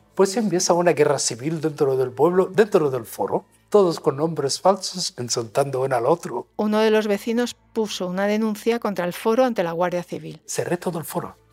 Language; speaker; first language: Spanish; non-native, fluent; Arabic